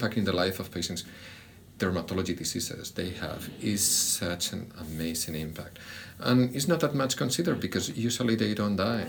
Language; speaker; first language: English; non-native, fluent; Spanish